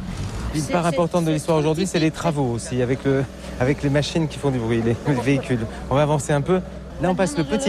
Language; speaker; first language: French; native; French